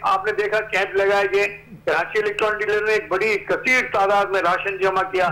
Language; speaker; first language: Urdu; native; Urdu